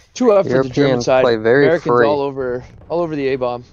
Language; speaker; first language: English; native; English